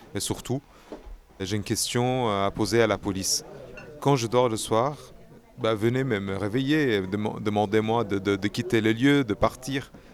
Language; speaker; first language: French; non-native, fluent; Arabic